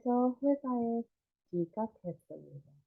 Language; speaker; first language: Korean; non-native, fluent; Indonesian